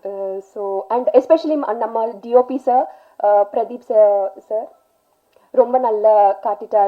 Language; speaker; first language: Tamil; non-native, learner; Telugu